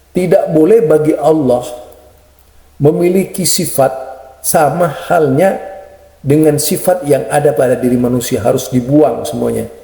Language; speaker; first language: Indonesian; non-native, local second language; Madurese